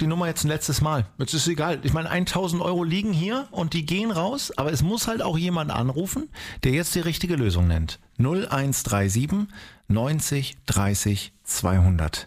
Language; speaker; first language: German; native; German